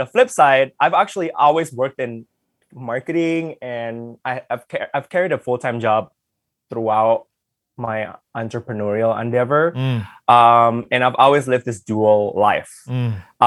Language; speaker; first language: English; early bilingual, other home language; Indonesian